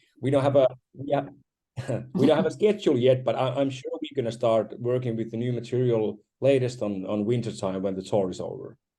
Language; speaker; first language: English; non-native, fluent; Finnish